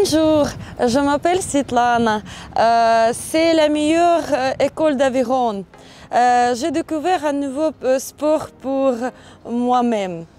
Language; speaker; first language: French; non-native, learner; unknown